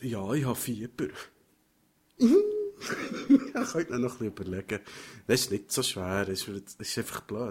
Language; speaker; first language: German; native; German